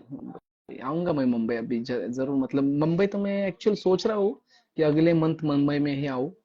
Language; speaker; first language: Hindi; non-native, local second language; Marathi